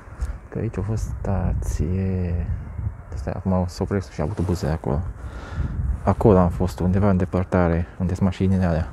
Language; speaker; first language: Romanian; non-native, local second language; Hungarian